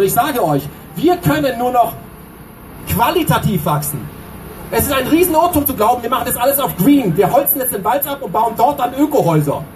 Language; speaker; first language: German; native; German